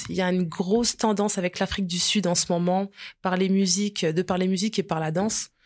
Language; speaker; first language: French; early bilingual, other home language; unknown